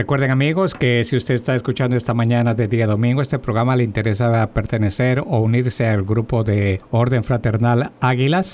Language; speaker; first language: Spanish; native; Spanish